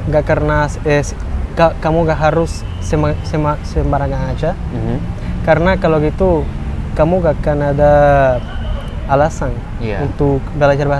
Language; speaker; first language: Indonesian; non-native, learner; Spanish